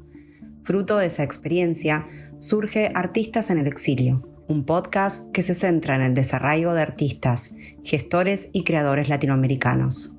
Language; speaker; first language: Spanish; native; Spanish